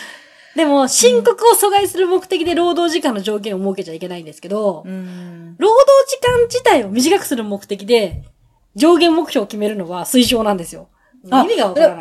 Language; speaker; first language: Japanese; native; Japanese